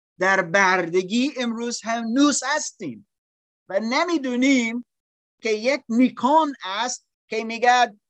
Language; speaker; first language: Persian; non-native, learner; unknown